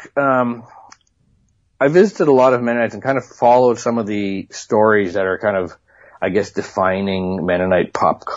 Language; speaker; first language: English; native; English